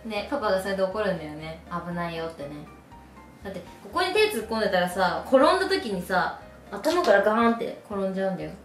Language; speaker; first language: Japanese; native; Japanese